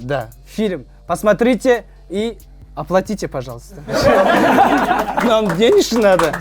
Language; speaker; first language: Russian; non-native, local second language; Kazakh